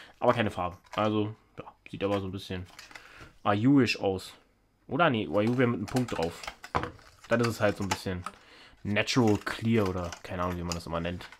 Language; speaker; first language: German; native; German